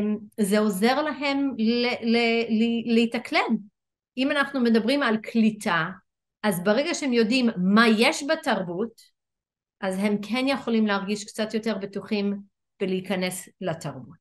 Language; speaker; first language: Hebrew; non-native, fluent; English